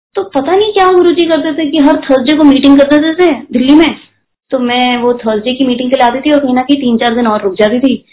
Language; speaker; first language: Hindi; native; Hindi